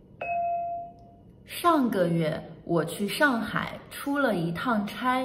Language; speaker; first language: Chinese; native; Chinese